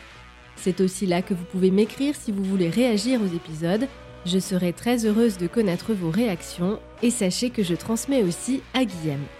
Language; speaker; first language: French; native; French